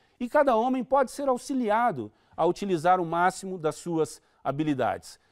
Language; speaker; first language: Portuguese; native; Portuguese